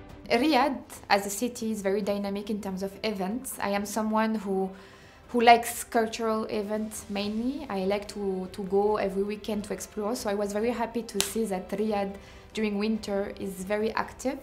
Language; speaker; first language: English; non-native, fluent; French